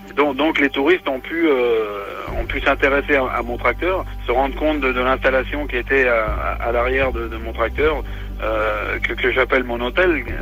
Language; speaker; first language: French; native; French